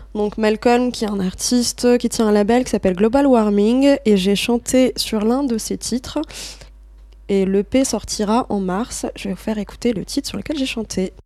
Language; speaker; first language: French; non-native, local second language; Arabic